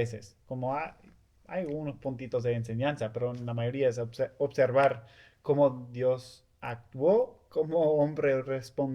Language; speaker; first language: Spanish; non-native, fluent; English